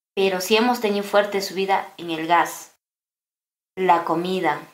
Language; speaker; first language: Spanish; native; Spanish